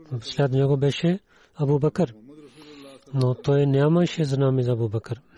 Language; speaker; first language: Bulgarian; non-native, learner; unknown